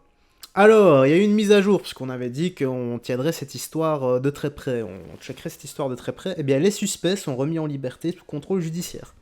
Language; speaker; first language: French; native; French